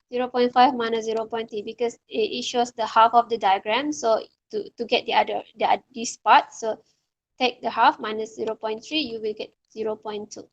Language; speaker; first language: English; non-native, local second language; Malay